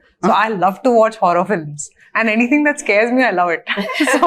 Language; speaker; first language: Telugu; non-native, fluent; Hindi